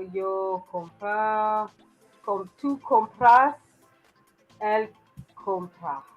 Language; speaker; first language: Spanish; non-native, learner; English